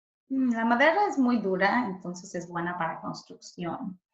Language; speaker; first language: Spanish; early bilingual, heritage; Spanish